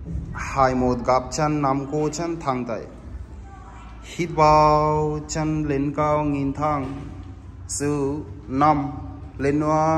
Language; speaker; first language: Vietnamese; non-native, learner; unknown